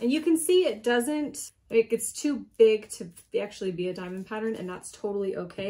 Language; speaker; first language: English; native; English